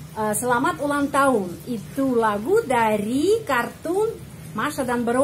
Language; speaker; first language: Indonesian; non-native, fluent; Russian